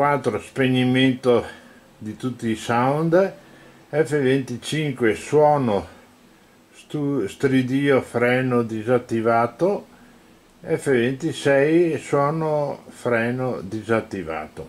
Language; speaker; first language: Italian; native; Italian